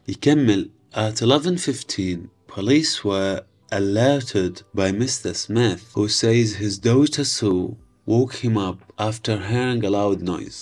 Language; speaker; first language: English; non-native, fluent; Arabic